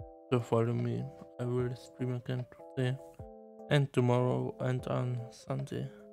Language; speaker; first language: English; non-native, learner; German